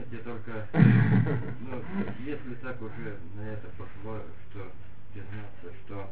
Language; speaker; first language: Russian; non-native, fluent; Lithuanian